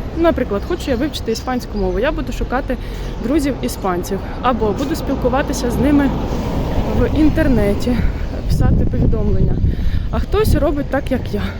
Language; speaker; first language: Ukrainian; non-native, local second language; Russian